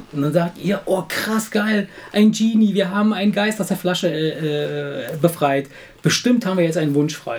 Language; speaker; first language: German; native; German